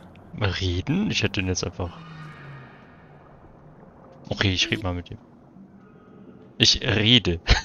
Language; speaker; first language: German; native; German